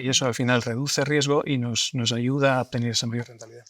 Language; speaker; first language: Spanish; native; Spanish